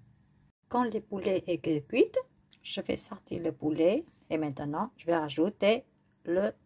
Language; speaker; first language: French; non-native, learner; Vietnamese